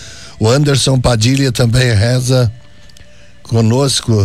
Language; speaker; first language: Portuguese; native; Portuguese